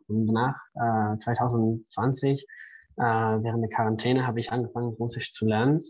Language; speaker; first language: German; non-native, fluent; Spanish